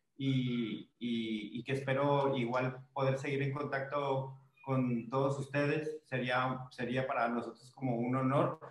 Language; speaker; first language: Spanish; native; Spanish